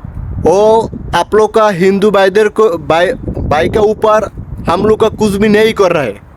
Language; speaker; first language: Hindi; non-native, learner; Bangla